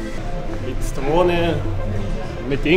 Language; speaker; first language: German; non-native, learner; Japanese